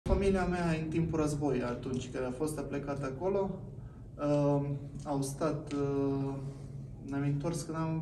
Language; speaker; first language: Romanian; non-native, fluent; Bosnian